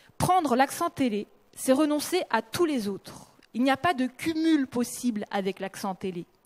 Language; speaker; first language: French; early bilingual, other home language; Russian